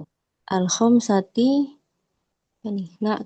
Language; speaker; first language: Arabic; non-native, learner; Indonesian